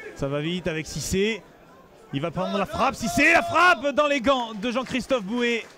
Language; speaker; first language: French; native; French